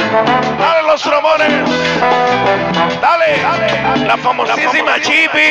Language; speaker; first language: Spanish; native; Spanish